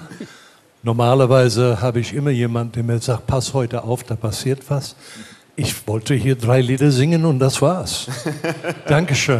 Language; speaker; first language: German; non-native, fluent; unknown